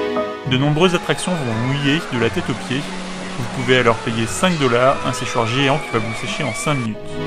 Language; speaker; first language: French; native; French